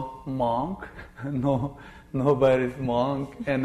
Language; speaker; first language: English; non-native, learner; Chinese